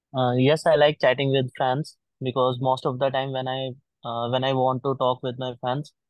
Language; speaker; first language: English; non-native, local second language; Punjabi